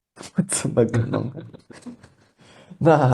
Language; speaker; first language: Chinese; non-native, learner; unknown